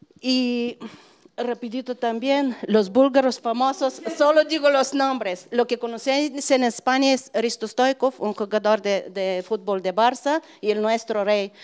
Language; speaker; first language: Spanish; non-native, fluent; Bulgarian